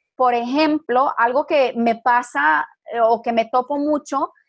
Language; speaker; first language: Spanish; early bilingual, heritage; Spanish